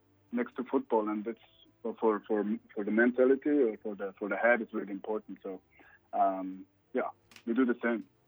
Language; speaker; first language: English; non-native, fluent; Swiss German